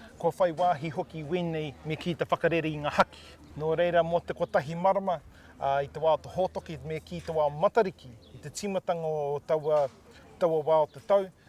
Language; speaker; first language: Māori; native; Māori